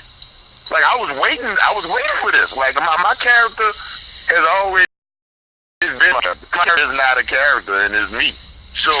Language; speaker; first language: English; native; English